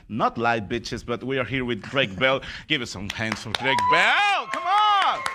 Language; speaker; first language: English; non-native, fluent; Spanish